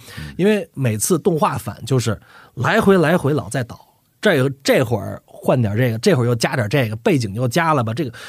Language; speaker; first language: Chinese; native; Chinese